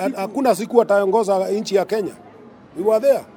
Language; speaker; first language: Swahili; non-native, local second language; Kikuyu